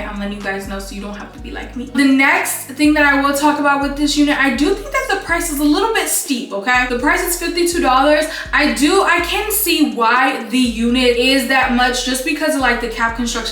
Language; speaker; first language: English; native; English